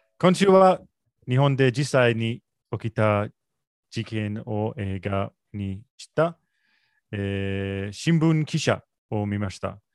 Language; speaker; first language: Japanese; non-native, learner; English